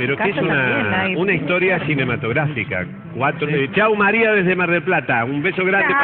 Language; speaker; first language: Spanish; native; Spanish